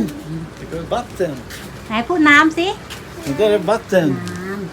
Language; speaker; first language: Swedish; non-native, learner; Thai